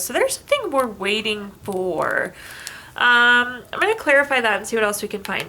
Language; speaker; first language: English; native; English